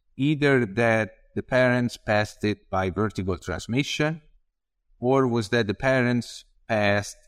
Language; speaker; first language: English; non-native, fluent; Italian